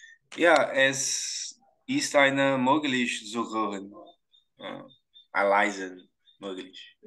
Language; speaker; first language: German; non-native, learner; Portuguese